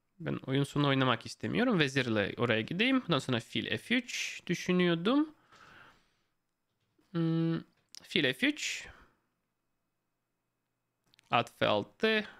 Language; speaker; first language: Turkish; non-native, fluent; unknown